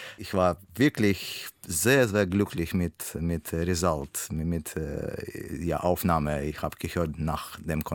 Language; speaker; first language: German; non-native, fluent; Russian